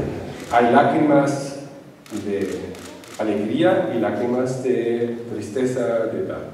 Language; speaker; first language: Spanish; non-native, fluent; German